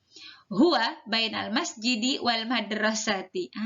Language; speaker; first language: Arabic; non-native, fluent; Indonesian